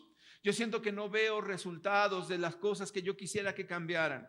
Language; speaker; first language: Spanish; native; Spanish